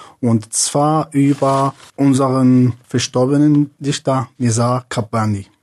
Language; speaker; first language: German; non-native, fluent; Arabic